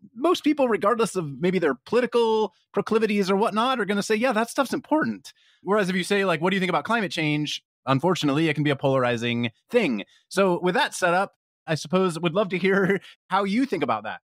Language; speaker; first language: English; native; English